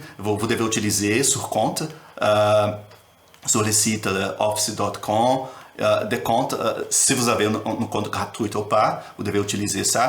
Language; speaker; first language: French; non-native, learner; Portuguese